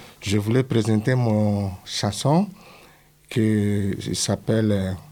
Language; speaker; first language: French; non-native, learner; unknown